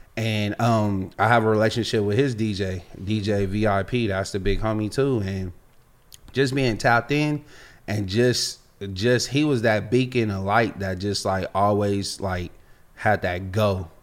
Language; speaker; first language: English; native; English